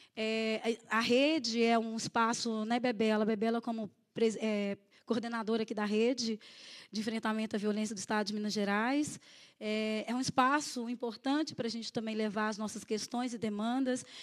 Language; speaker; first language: Portuguese; native; Portuguese